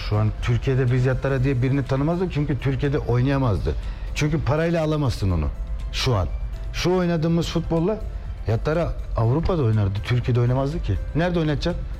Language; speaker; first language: Turkish; native; Turkish